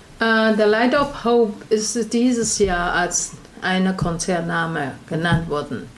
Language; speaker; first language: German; non-native, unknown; Chinese